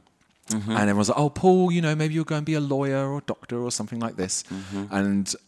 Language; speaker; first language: English; native; English